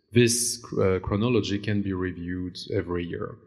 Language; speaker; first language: English; non-native, fluent; German